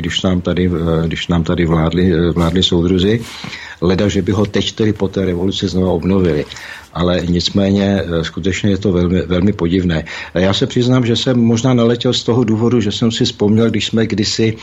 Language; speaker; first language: Czech; native; Czech